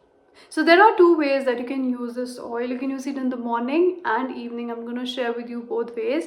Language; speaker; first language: English; non-native, local second language; Hindi